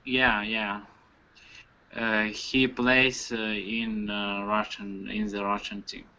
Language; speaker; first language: English; non-native, learner; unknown